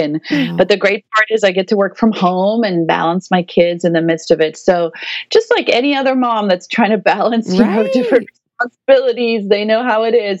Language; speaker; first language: English; native; English